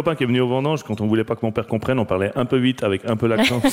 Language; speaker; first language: French; native; French